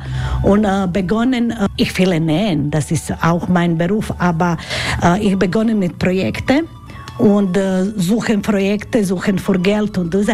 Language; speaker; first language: German; non-native, learner; Croatian